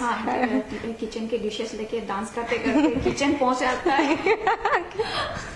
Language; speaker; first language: Hindi; non-native, local second language; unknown